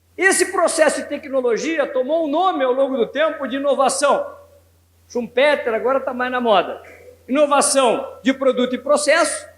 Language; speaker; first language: Portuguese; native; Portuguese